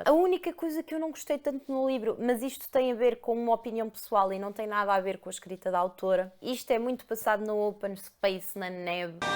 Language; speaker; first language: Portuguese; native; Portuguese